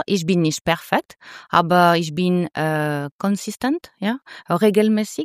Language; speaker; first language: German; non-native, learner; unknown